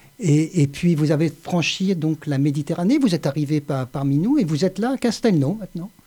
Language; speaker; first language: French; native; French